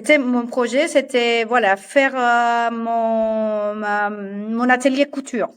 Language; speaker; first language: French; non-native, fluent; Spanish